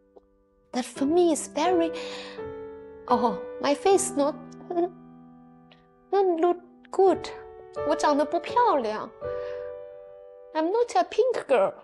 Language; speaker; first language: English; non-native, learner; Chinese